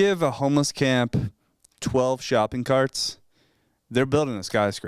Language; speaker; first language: English; native; English